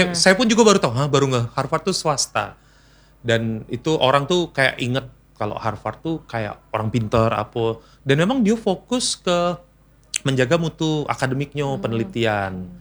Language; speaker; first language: Indonesian; native; Indonesian